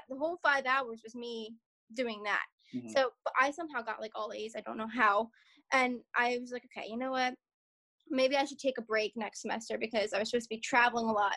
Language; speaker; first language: English; native; English